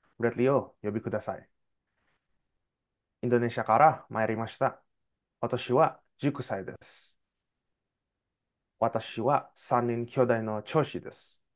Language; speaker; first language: Japanese; non-native, learner; Indonesian